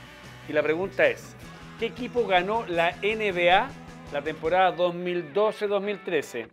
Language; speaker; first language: Spanish; native; Spanish